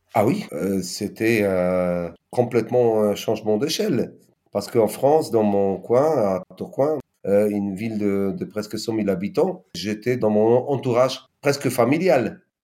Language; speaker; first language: French; non-native, fluent; Polish